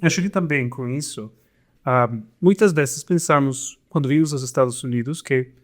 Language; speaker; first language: Portuguese; non-native, fluent; Spanish